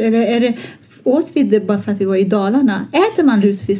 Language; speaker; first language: Swedish; non-native, fluent; Persian